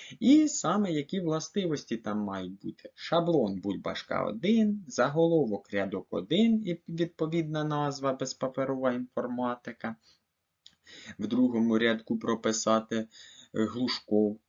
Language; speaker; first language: Ukrainian; native; Ukrainian